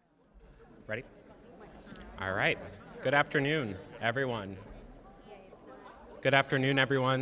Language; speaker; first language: English; native; English